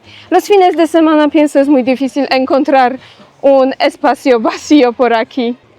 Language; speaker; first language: Spanish; non-native, learner; Polish